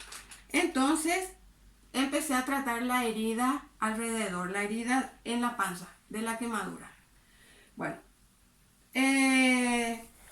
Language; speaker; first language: Spanish; native; Spanish